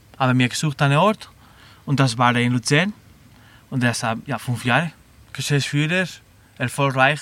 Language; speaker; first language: German; non-native, learner; Spanish